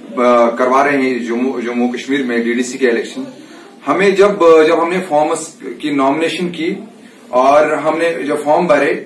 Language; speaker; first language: Hindi; non-native, local second language; Kashmiri